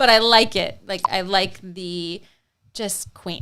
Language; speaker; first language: English; native; English